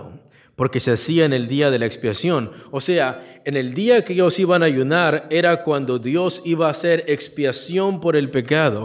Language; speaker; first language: Spanish; native; Spanish